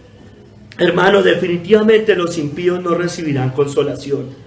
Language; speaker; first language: Spanish; native; Spanish